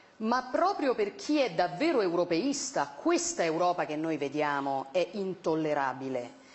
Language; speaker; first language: Italian; native; Italian